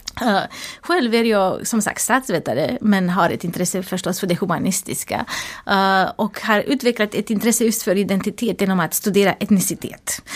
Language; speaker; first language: Swedish; non-native, fluent; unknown